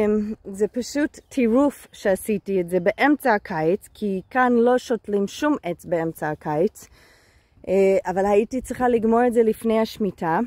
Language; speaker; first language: Hebrew; non-native, fluent; English